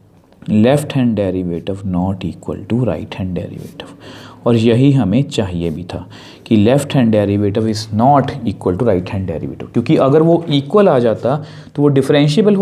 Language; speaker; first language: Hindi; native; Hindi